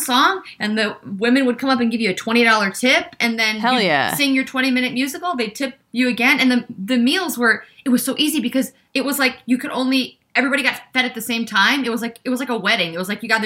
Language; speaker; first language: English; native; English